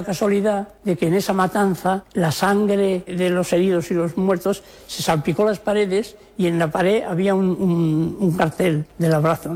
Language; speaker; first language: Spanish; native; Spanish